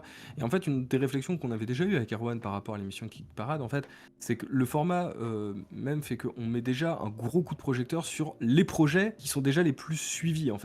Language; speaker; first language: French; native; French